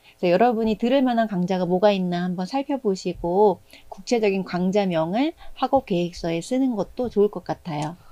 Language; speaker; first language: Korean; native; Korean